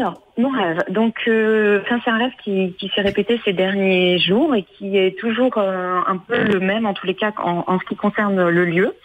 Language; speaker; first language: French; native; French